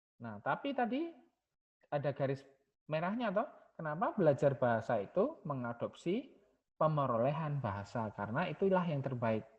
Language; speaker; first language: Indonesian; non-native, local second language; Javanese